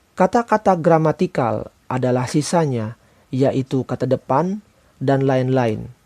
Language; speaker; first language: Indonesian; native; Indonesian